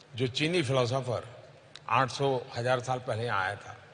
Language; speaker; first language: Hindi; non-native, local second language; Gujarati